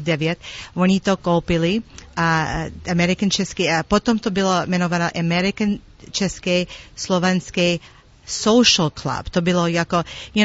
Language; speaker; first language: Czech; early bilingual, heritage; Czech